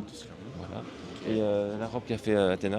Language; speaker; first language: French; native; French